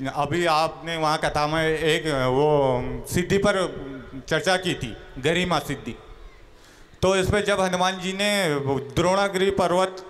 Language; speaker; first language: Hindi; native; Hindi